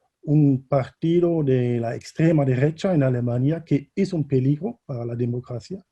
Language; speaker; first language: Spanish; non-native, fluent; German